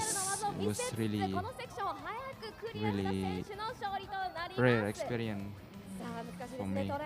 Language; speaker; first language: English; non-native, fluent; Japanese